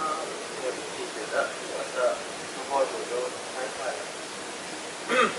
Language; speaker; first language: Chinese; non-native, learner; Indonesian